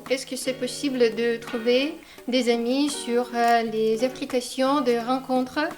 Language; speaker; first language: French; non-native, fluent; Russian